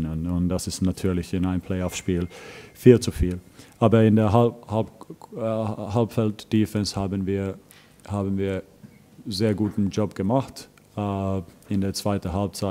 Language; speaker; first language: German; non-native, fluent; Finnish